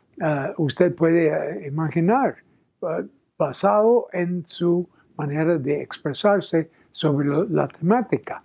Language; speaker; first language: Spanish; non-native, fluent; English